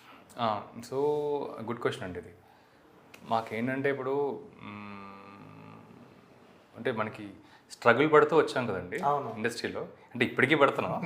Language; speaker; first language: Telugu; native; Telugu